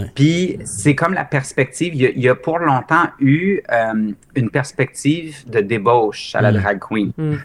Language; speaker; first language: French; native; French